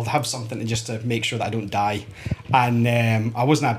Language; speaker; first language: English; native; English